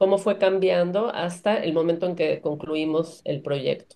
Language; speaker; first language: Spanish; native; Spanish